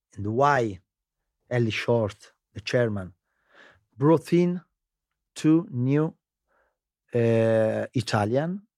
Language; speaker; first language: English; non-native, learner; Italian